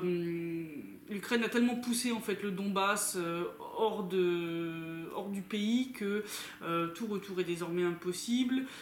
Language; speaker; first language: French; native; French